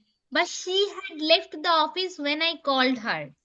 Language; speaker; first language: English; non-native, local second language; Bangla